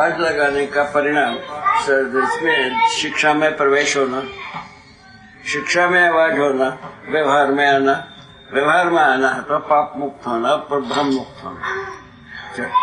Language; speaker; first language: Hindi; non-native, local second language; Kannada